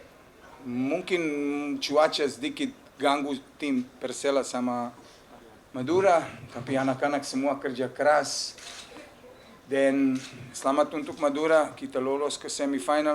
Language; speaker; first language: Indonesian; non-native, fluent; Serbian